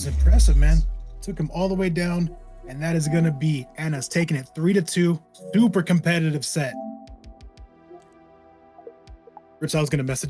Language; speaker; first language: English; native; English